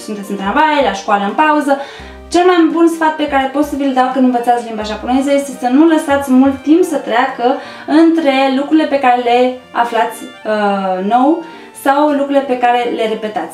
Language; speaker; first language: Romanian; native; Romanian